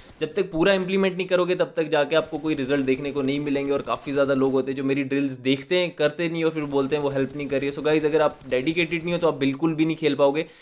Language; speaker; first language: Hindi; native; Hindi